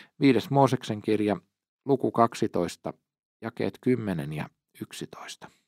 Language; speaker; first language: Finnish; native; Finnish